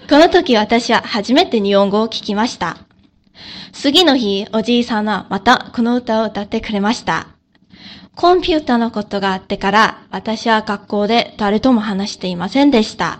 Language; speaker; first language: Japanese; non-native, learner; Korean